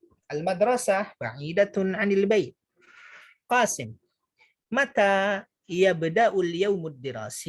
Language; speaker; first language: Arabic; non-native, fluent; Indonesian